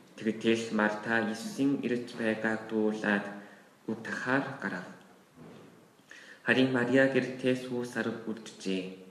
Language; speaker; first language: Mongolian; non-native, fluent; Korean